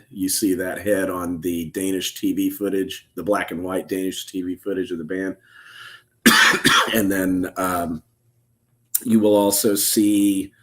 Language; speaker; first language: English; native; English